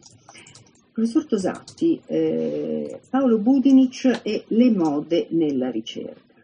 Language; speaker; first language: Italian; native; Italian